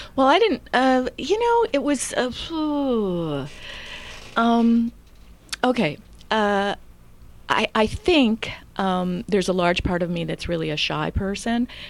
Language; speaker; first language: English; native; English